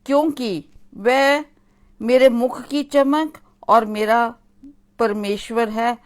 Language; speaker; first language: Hindi; non-native, local second language; Punjabi